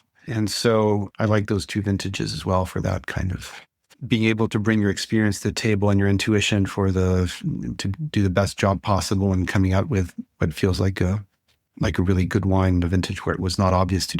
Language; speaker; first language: English; non-native, fluent; French